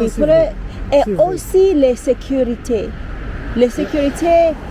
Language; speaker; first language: French; non-native, learner; Zulu